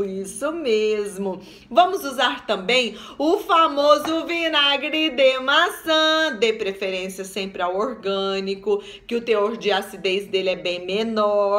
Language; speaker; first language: Portuguese; native; Portuguese